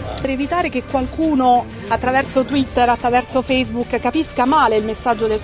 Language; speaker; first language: Italian; native; Italian